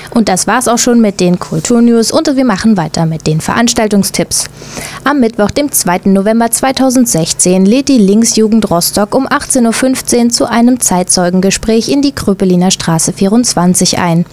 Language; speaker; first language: German; native; German